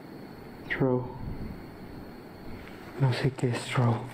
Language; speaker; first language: Spanish; native; Spanish